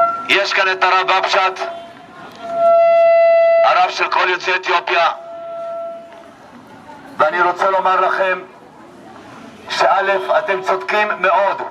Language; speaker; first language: Hebrew; non-native, fluent; Amharic